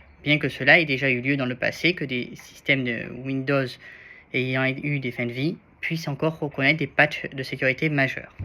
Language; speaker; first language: French; native; French